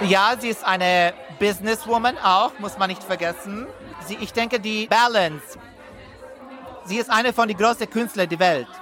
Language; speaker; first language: German; non-native, learner; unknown